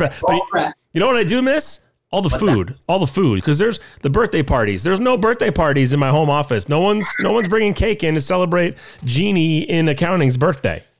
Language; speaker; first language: English; native; English